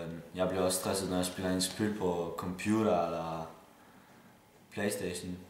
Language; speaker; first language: Danish; early bilingual, other home language; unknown